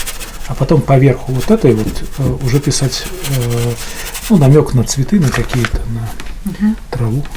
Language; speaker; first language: Russian; native; Russian